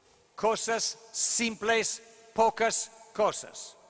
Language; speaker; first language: Spanish; non-native, learner; English